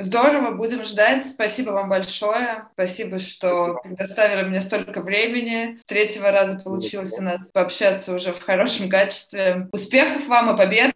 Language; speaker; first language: Russian; native; Russian